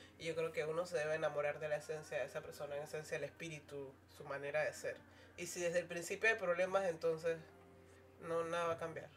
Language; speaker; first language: Spanish; native; Spanish